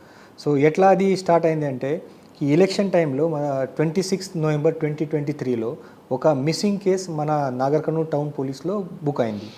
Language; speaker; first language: Telugu; non-native, fluent; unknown